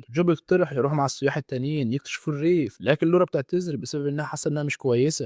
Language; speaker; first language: Arabic; native; Arabic